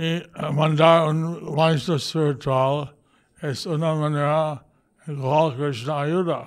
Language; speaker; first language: Spanish; non-native, learner; English